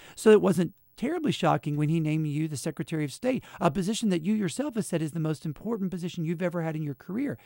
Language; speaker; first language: English; native; English